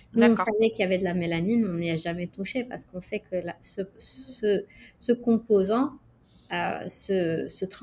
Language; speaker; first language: French; non-native, local second language; Arabic